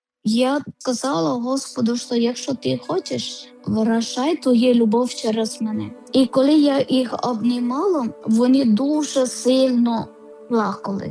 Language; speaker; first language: Ukrainian; non-native, learner; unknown